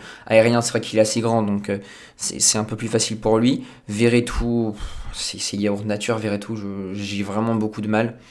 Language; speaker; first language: French; native; French